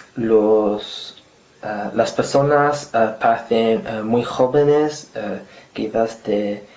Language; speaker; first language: Spanish; non-native, fluent; English